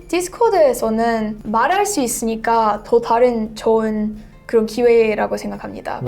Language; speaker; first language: Korean; non-native, fluent; English